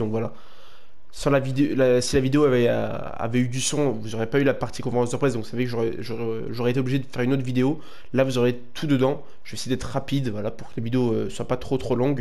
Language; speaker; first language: French; native; French